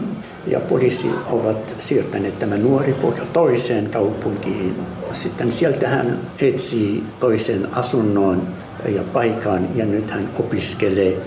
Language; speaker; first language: Finnish; non-native, fluent; Arabic